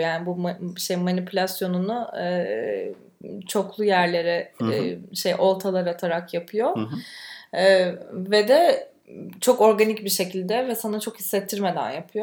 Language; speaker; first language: Turkish; native; Turkish